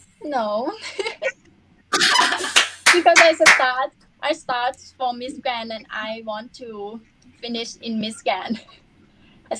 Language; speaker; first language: English; non-native, learner; Thai